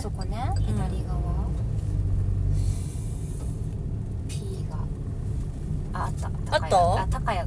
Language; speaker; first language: Japanese; native; Japanese